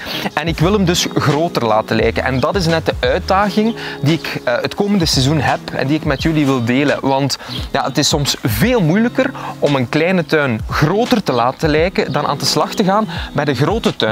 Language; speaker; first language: Dutch; native; Dutch